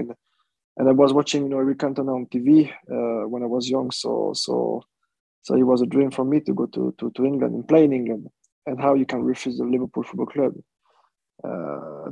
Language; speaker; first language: English; non-native, fluent; French